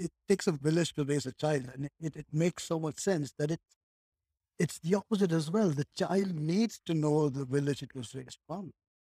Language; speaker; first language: English; native; English